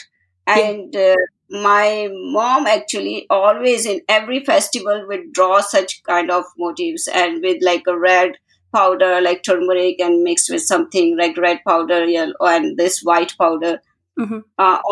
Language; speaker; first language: English; non-native, local second language; Hindi